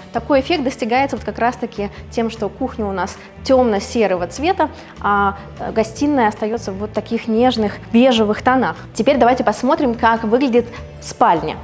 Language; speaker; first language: Russian; native; Russian